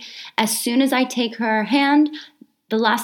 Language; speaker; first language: English; native; English